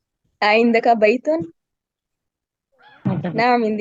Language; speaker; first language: Arabic; non-native, learner; Urdu